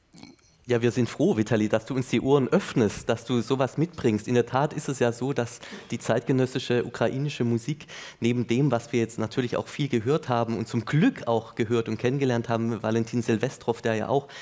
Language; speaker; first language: German; native; German